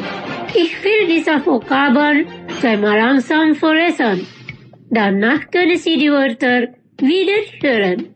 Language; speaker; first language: German; non-native, fluent; Indonesian